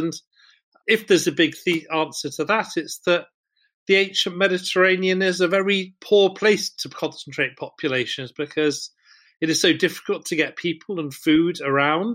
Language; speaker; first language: English; native; English